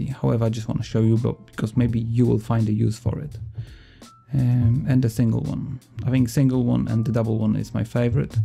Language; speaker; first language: English; non-native, fluent; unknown